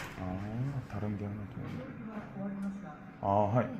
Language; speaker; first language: Japanese; non-native, learner; Korean